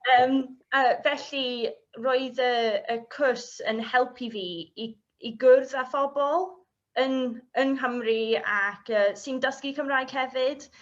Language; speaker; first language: Welsh; non-native, learner; English